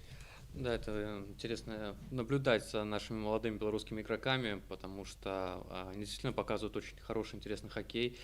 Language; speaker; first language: Russian; native; Russian